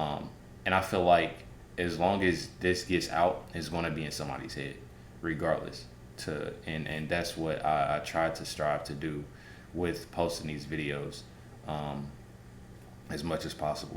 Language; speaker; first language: English; native; English